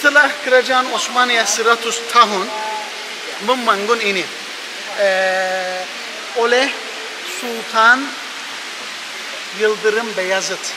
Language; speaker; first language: Indonesian; non-native, learner; Turkish